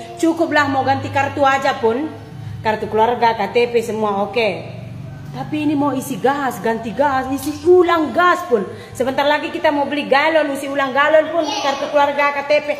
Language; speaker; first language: Indonesian; native; Indonesian